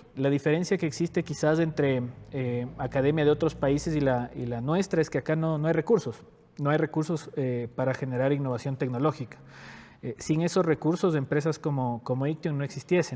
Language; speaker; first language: Spanish; native; Spanish